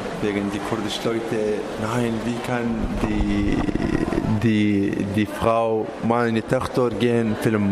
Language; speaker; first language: German; non-native, learner; Arabic